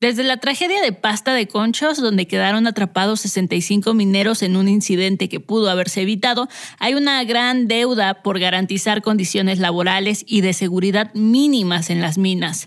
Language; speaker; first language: Spanish; native; Spanish